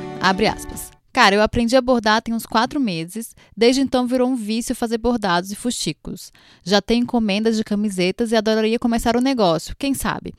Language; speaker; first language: Portuguese; native; Portuguese